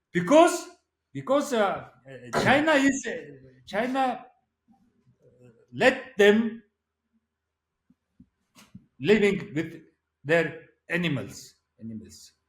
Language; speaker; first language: English; non-native, learner; Mongolian